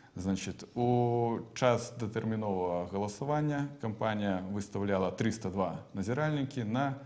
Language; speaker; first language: Belarusian; non-native, local second language; Russian